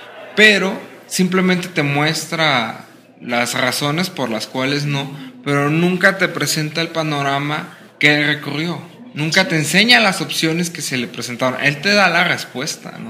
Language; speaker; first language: Spanish; native; Spanish